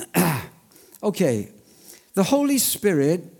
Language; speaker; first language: English; native; English